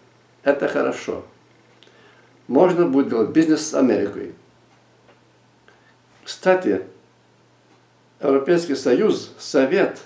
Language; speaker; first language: Russian; non-native, local second language; Lithuanian